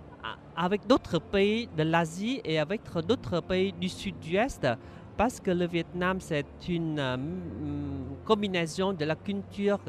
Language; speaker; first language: French; non-native, fluent; Vietnamese